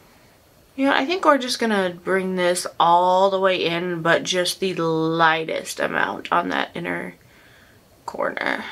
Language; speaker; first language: English; native; English